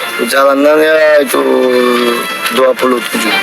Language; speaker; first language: Indonesian; non-native, learner; Rohingya